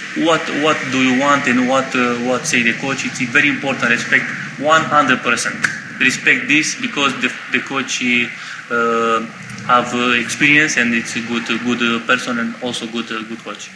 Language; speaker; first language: English; non-native, learner; Romanian